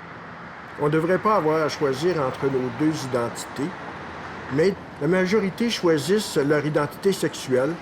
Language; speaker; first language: French; native; French